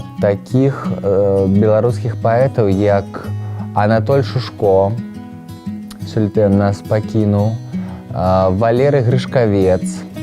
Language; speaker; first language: Belarusian; native; Belarusian